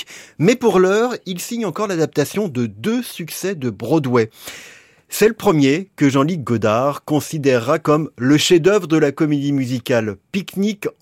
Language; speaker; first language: French; native; French